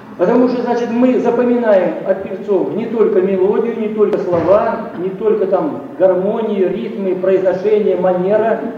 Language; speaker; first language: Russian; native; Russian